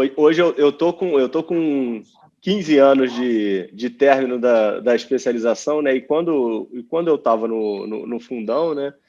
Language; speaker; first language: Portuguese; native; Portuguese